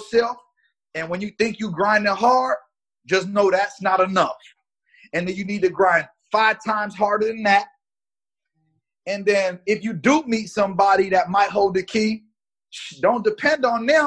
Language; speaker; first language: English; native; English